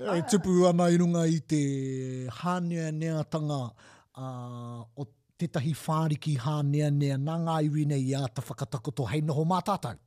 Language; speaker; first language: Māori; non-native, local second language; English